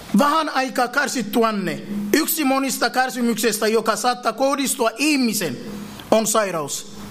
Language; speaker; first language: Finnish; non-native, fluent; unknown